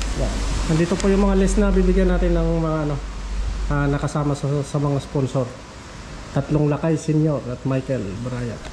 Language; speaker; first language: Filipino; non-native, local second language; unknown